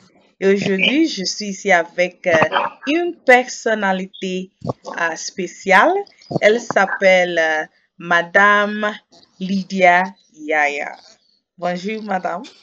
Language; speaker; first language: French; non-native, fluent; English